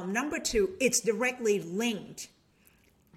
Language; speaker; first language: English; non-native, fluent; Thai